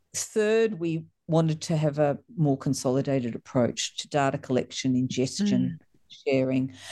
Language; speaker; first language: English; native; English